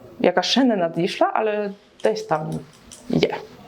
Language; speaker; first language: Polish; non-native, learner; Ukrainian